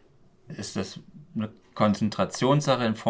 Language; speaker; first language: German; native; German